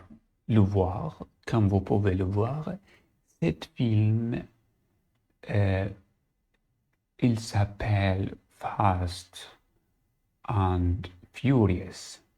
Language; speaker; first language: French; non-native, learner; Arabic